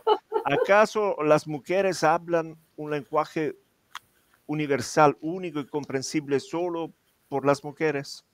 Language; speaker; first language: Spanish; non-native, fluent; Italian